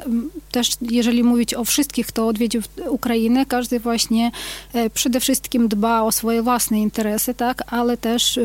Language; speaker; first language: Polish; non-native, fluent; Ukrainian